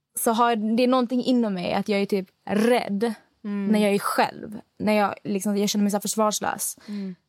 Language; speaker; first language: Swedish; native; Swedish